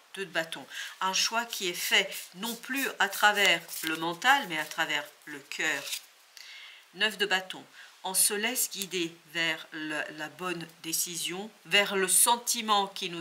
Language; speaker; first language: French; native; French